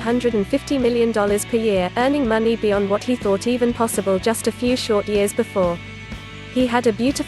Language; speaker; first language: English; native; English